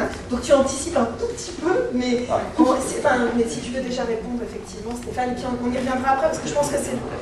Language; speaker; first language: French; native; French